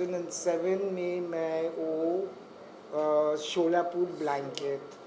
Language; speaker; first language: Hindi; non-native, local second language; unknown